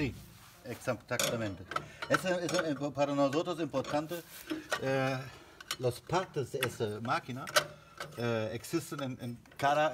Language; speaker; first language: Spanish; non-native, learner; German